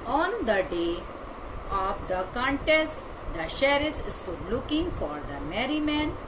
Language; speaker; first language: English; non-native, local second language; Hindi